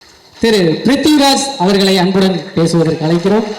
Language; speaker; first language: Tamil; native; Tamil